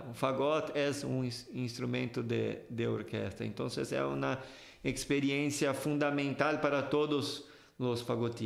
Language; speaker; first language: Spanish; non-native, fluent; Portuguese